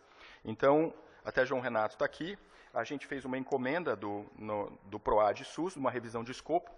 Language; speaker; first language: Portuguese; native; Portuguese